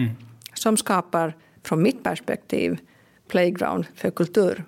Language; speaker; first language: Swedish; non-native, local second language; Finnish